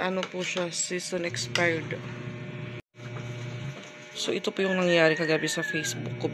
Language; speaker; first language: Filipino; native; Filipino